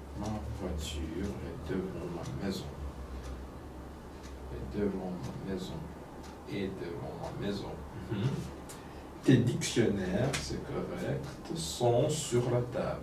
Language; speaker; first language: French; non-native, fluent; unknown